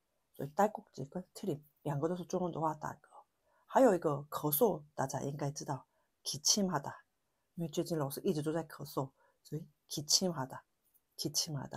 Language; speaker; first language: Chinese; non-native, fluent; Korean